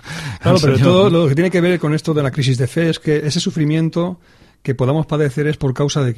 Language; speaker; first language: Spanish; native; Spanish